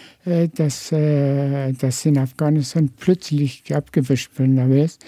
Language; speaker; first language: German; non-native, fluent; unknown